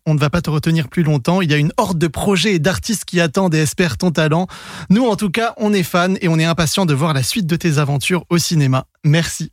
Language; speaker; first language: French; native; French